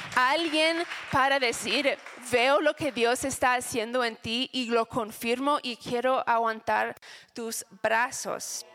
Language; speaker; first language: Spanish; non-native, fluent; English